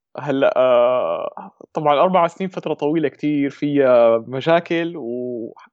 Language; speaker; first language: Arabic; native; Arabic